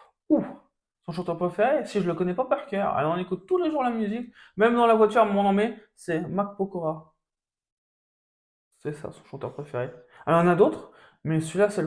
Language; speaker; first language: French; native; French